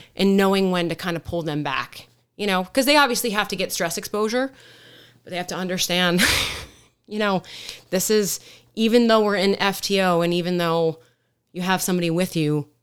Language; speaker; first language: English; native; English